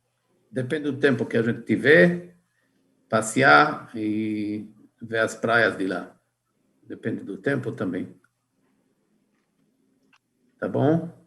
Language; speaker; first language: Portuguese; non-native, fluent; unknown